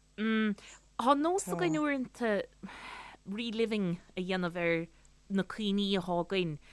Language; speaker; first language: Irish; native; Irish